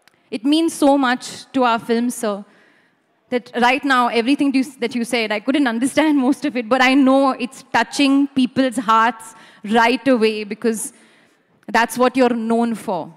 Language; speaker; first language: English; non-native, local second language; Hindi